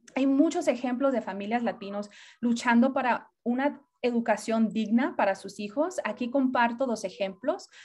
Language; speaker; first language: Spanish; early bilingual, heritage; Spanish